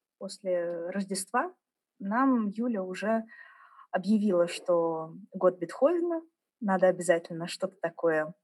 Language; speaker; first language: Russian; early bilingual, heritage; German